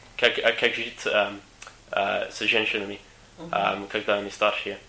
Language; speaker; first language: Russian; non-native, learner; English